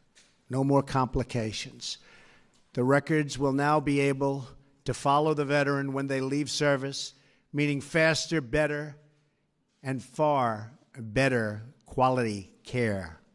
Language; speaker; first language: English; native; English